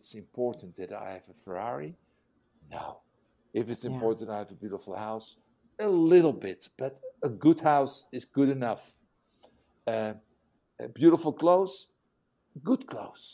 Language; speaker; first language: English; non-native, fluent; Dutch